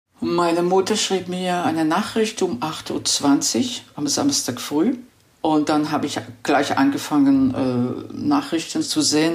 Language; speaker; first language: German; non-native, fluent; Hebrew